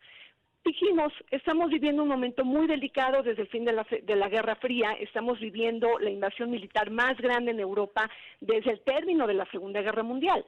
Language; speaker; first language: Spanish; native; Spanish